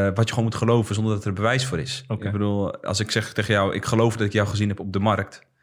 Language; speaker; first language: Dutch; native; Dutch